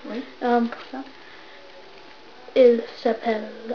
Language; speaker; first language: French; non-native, learner; English